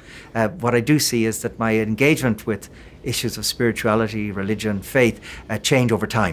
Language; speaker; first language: English; native; English